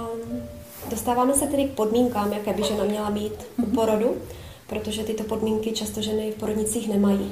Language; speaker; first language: Czech; native; Czech